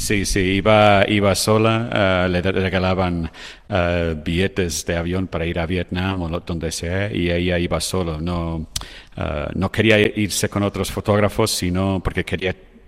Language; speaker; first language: Spanish; non-native, fluent; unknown